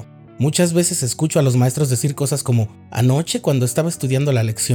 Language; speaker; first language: Spanish; native; Spanish